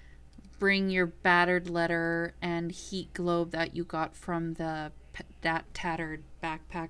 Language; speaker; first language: English; native; English